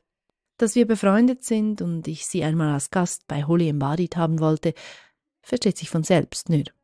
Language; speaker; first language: German; native; German